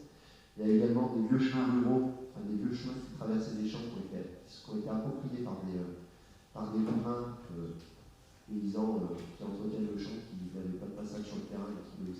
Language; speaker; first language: French; native; French